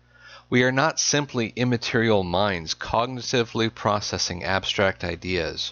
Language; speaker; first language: English; native; English